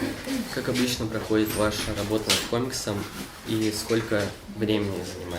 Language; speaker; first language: Russian; native; Russian